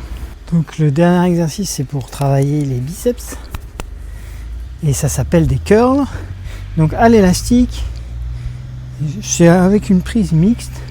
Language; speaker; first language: French; native; French